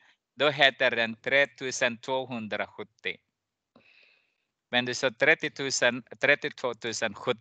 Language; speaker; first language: Swedish; non-native, fluent; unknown